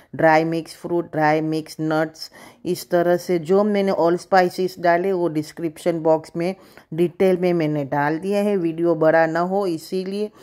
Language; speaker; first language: Hindi; native; Hindi